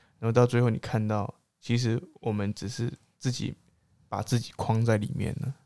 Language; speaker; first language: Chinese; native; Chinese